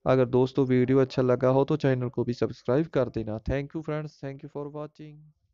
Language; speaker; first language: Hindi; non-native, local second language; Punjabi